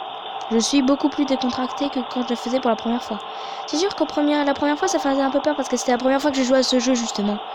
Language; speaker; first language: French; native; French